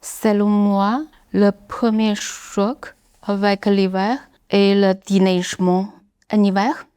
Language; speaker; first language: French; non-native, learner; Chinese